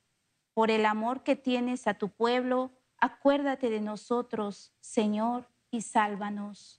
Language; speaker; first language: Spanish; native; Spanish